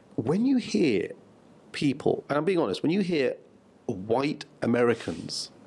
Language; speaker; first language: English; native; English